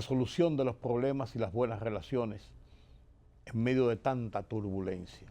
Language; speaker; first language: Spanish; native; Spanish